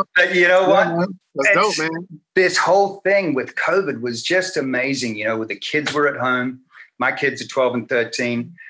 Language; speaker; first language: English; native; English